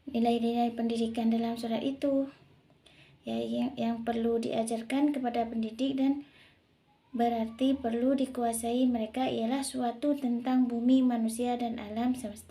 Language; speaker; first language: Indonesian; native; Indonesian